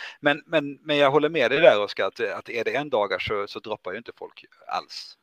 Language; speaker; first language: Swedish; native; Swedish